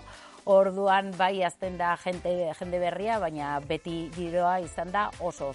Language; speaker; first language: Basque; non-native, local second language; Spanish